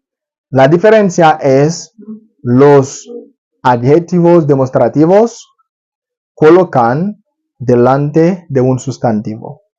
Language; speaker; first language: Spanish; non-native, learner; Haitian Creole